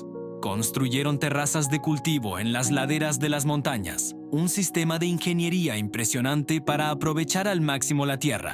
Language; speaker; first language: Spanish; native; Spanish